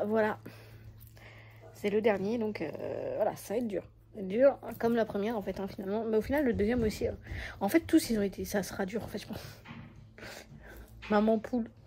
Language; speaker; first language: French; native; French